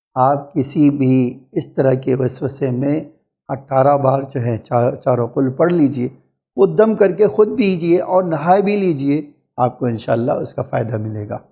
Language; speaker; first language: Urdu; native; Urdu